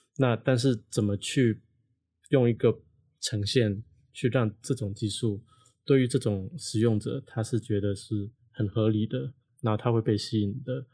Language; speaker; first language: Chinese; non-native, local second language; Cantonese